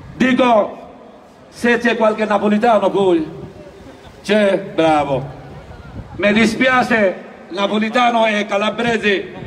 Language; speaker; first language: Italian; non-native, learner; Bangla